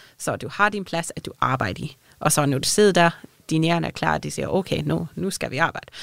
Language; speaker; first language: Danish; non-native, fluent; English